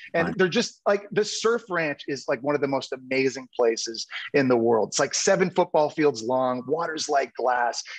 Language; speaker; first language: English; native; English